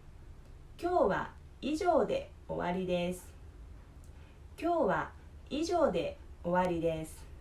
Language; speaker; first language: Japanese; native; Japanese